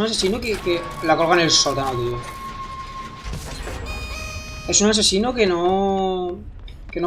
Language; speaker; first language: Spanish; native; Spanish